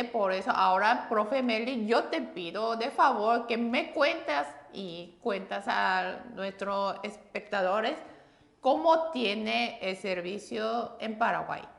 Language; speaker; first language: Spanish; non-native, fluent; Korean